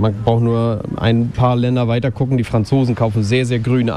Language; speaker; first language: German; native; German